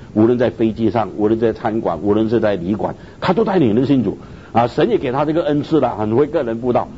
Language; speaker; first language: Chinese; native; Chinese